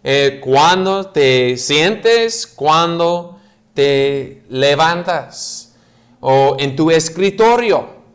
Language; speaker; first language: Spanish; non-native, fluent; English